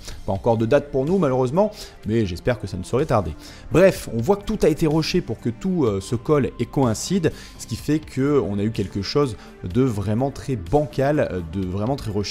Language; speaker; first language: French; native; French